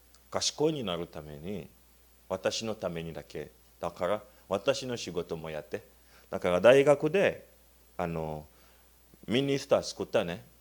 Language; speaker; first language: Japanese; non-native, learner; Luba-Lulua